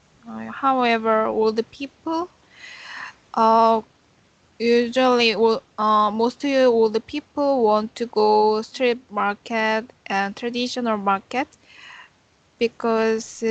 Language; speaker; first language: English; non-native, learner; Korean